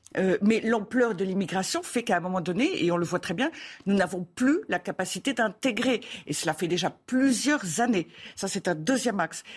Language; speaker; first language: French; native; French